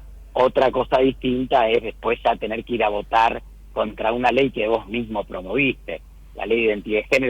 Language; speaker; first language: Spanish; native; Spanish